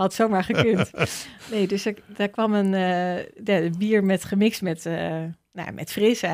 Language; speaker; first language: Dutch; native; Dutch